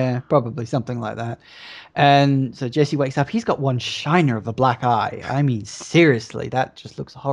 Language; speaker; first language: English; native; English